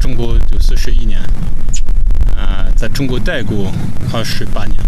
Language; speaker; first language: Chinese; non-native, fluent; French